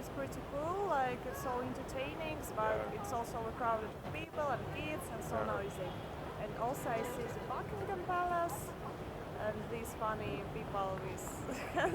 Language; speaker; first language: English; non-native, fluent; Russian